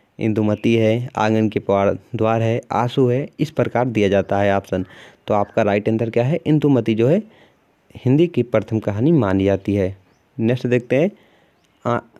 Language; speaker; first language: Hindi; native; Hindi